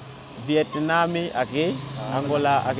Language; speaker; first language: Portuguese; non-native, learner; Vietnamese